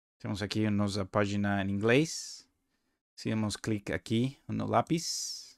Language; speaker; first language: Portuguese; non-native, learner; Spanish